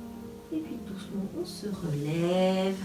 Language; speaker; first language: French; native; French